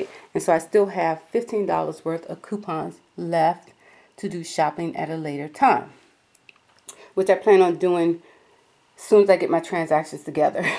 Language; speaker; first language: English; native; English